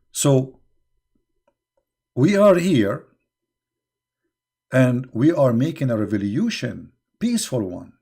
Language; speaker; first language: English; non-native, fluent; Arabic